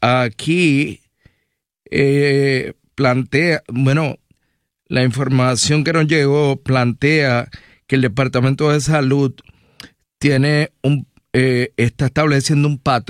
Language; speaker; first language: Spanish; native; Spanish